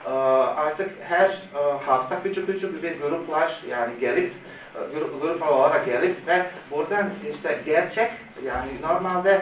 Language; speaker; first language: Turkish; non-native, fluent; Bosnian